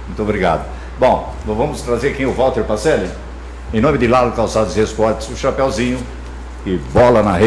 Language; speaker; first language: Portuguese; native; Portuguese